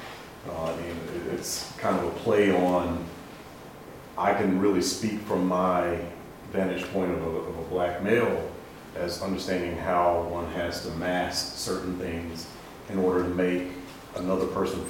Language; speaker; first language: English; native; English